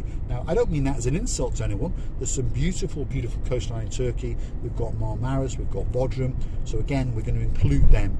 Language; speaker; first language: English; native; English